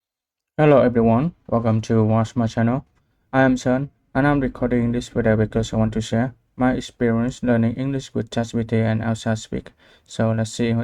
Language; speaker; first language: English; non-native, learner; Vietnamese